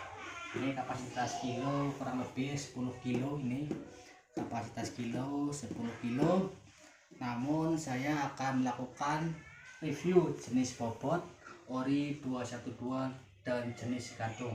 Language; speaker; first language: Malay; non-native, local second language; Javanese